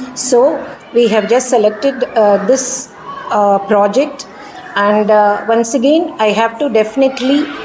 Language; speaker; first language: English; non-native, local second language; Tamil